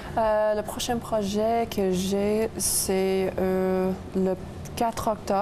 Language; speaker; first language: French; non-native, local second language; English